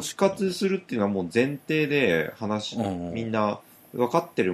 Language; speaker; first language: Japanese; native; Japanese